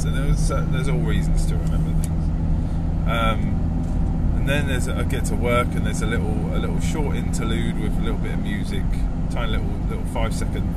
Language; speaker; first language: English; native; English